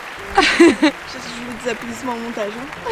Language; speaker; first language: French; native; French